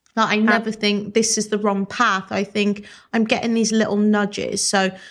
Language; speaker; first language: English; native; English